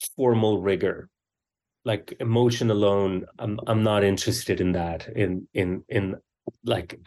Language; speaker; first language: English; early bilingual, other home language; Swedish